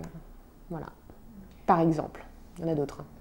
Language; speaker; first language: French; native; French